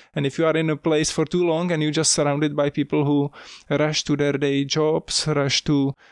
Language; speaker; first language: English; non-native, fluent; Czech